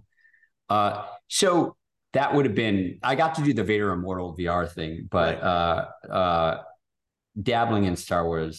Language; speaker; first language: English; native; English